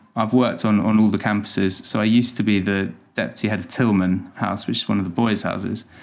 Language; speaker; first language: English; native; English